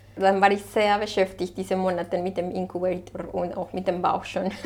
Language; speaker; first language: German; non-native, fluent; Spanish